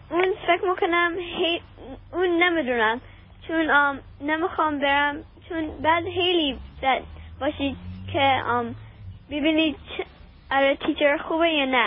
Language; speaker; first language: Persian; early bilingual, heritage; Persian